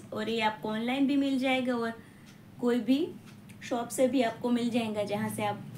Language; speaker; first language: Hindi; non-native, local second language; Gujarati